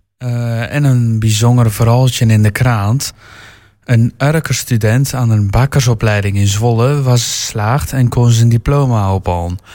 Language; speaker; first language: Dutch; native; Dutch